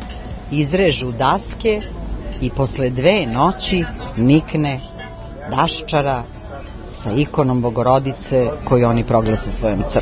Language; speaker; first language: Serbian; native; Serbian